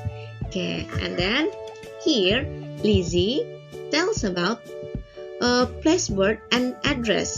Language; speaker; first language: English; non-native, learner; Indonesian